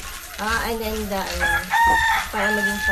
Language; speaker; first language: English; non-native, local second language; Filipino